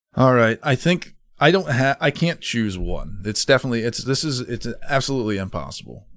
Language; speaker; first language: English; native; English